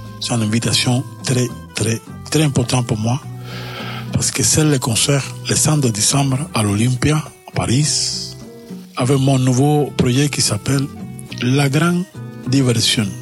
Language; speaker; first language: French; non-native, learner; Spanish